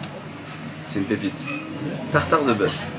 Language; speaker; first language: French; native; French